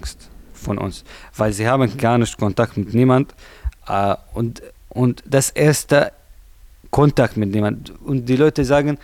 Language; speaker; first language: German; non-native, learner; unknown